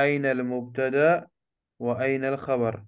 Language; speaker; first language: Arabic; non-native, fluent; Urdu